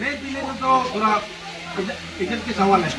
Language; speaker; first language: Hindi; non-native, local second language; Rongmei Naga